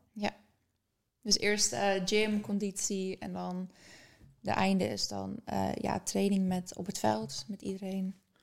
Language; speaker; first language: Dutch; early bilingual, other home language; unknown